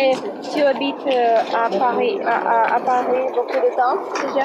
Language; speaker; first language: French; non-native, learner; Russian